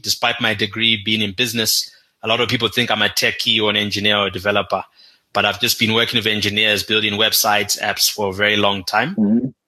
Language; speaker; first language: English; non-native, local second language; Shona